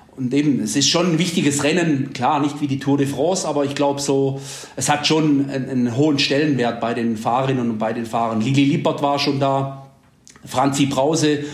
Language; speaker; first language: German; native; German